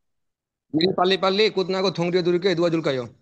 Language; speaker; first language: Korean; non-native, learner; Bangla